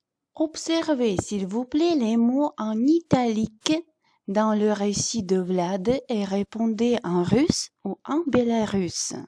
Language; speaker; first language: French; non-native, fluent; Russian